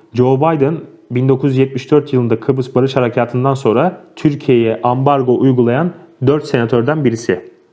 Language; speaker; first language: Turkish; native; Turkish